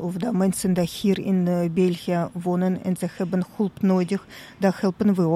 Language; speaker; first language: Dutch; non-native, learner; Russian